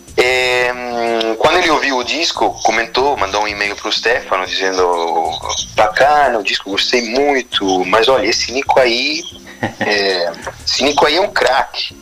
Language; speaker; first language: Portuguese; non-native, fluent; Spanish